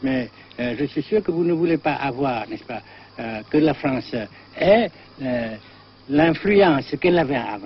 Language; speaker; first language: French; non-native, fluent; Vietnamese